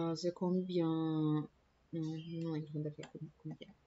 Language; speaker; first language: French; non-native, learner; Portuguese